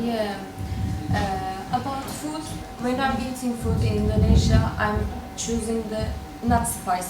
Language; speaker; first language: English; non-native, learner; Turkish